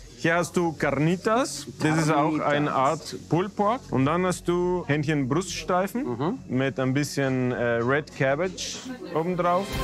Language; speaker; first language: German; non-native, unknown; Spanish